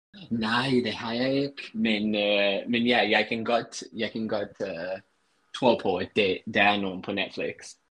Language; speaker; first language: Danish; non-native, fluent; English